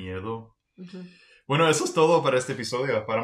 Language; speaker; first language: Spanish; non-native, fluent; English